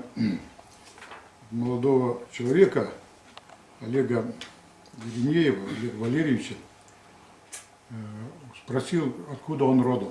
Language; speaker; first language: Russian; non-native, local second language; Yakut